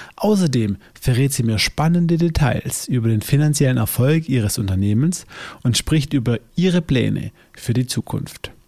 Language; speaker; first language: German; native; German